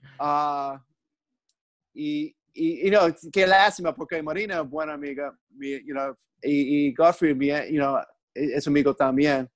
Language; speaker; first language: Spanish; non-native, learner; English